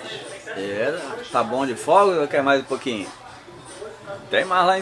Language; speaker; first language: Portuguese; native; Portuguese